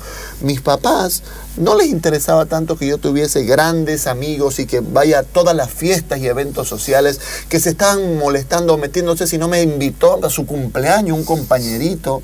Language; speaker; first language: Spanish; native; Spanish